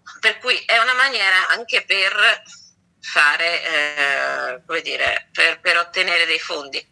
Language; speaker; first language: Italian; native; Italian